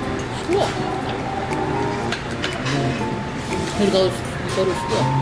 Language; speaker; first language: Korean; non-native, fluent; Chinese